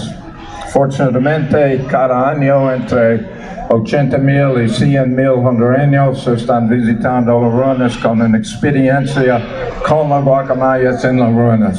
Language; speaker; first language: Spanish; non-native, learner; English